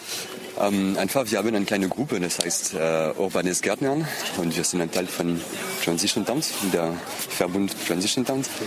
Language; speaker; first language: German; non-native, fluent; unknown